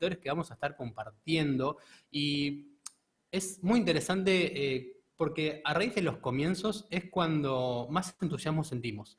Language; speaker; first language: Spanish; native; Spanish